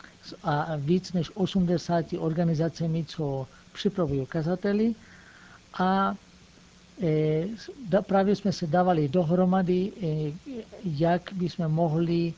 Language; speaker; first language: Czech; non-native, fluent; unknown